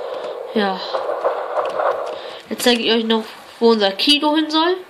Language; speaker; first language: German; native; German